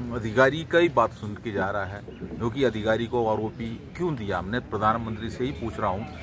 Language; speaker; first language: Hindi; non-native, local second language; Malayalam